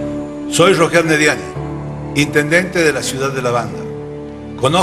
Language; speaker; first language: Spanish; native; Spanish